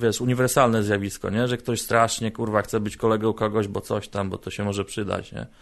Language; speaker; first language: Polish; native; Polish